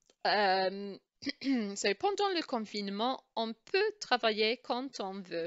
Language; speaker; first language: French; non-native, fluent; English